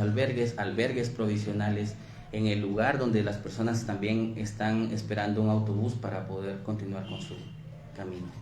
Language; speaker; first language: Spanish; native; Spanish